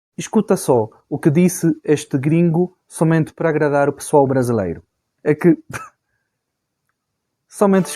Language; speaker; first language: Portuguese; non-native, fluent; Spanish